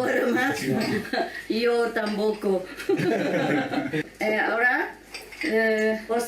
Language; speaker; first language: Spanish; non-native, learner; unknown